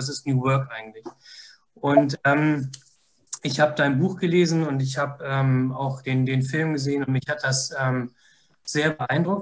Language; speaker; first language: German; native; German